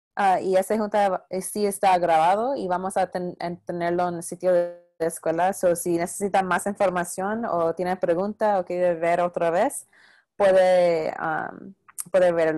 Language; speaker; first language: Spanish; non-native, local second language; English